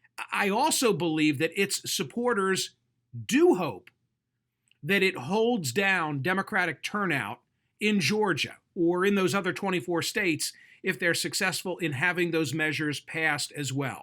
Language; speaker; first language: English; native; English